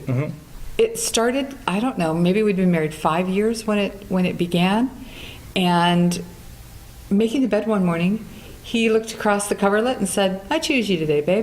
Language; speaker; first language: English; native; English